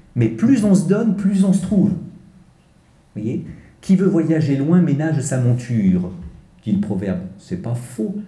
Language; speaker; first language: French; native; French